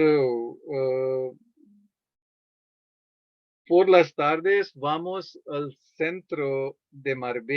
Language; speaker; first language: Spanish; non-native, fluent; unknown